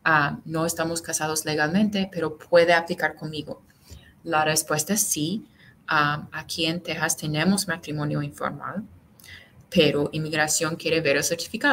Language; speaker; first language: Spanish; non-native, fluent; English